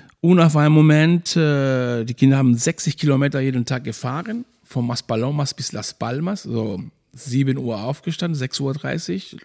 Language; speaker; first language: German; non-native, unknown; Spanish